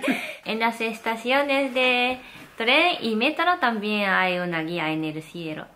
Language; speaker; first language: Spanish; non-native, fluent; Japanese